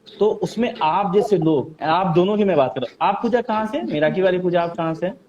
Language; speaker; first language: Hindi; non-native, local second language; Bangla